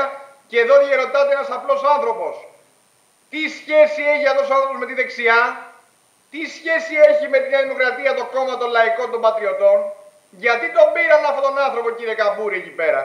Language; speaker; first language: Greek; native; Greek